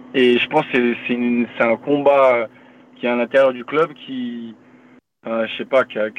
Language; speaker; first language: French; native; French